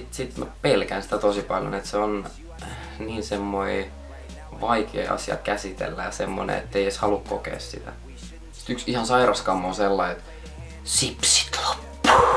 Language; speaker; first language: Finnish; native; Finnish